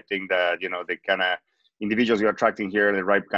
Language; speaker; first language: English; non-native, fluent; Spanish